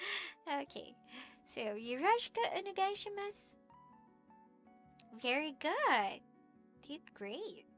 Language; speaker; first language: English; non-native, local second language; Filipino